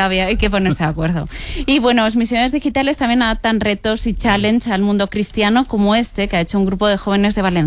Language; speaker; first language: Spanish; native; Spanish